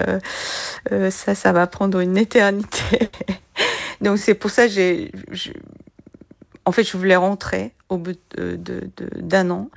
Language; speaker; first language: French; non-native, fluent; Korean